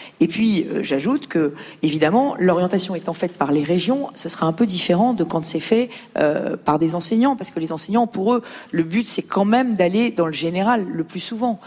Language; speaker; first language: French; native; French